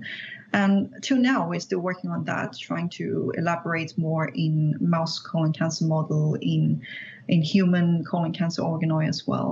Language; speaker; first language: English; non-native, local second language; Cantonese